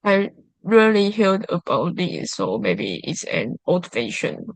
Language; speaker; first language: English; non-native, learner; Chinese